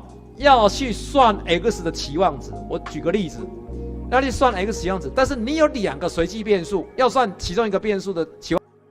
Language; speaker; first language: Chinese; native; Chinese